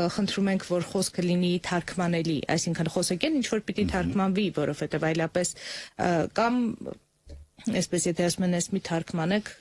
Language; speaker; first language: Armenian; native; Armenian